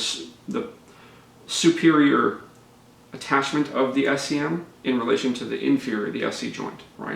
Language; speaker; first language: English; native; English